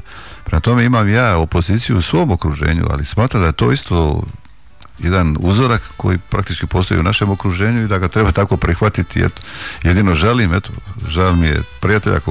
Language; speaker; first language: Croatian; native; Croatian